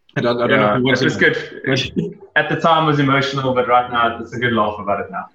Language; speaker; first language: English; native; English